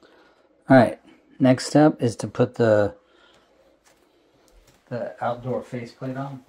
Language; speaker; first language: English; native; English